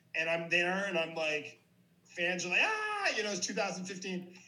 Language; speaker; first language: English; native; English